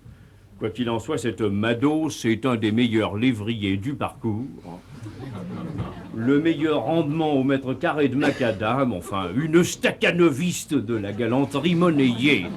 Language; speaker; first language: French; native; French